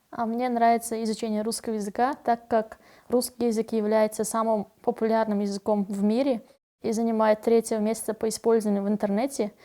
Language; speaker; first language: Russian; non-native, fluent; Turkmen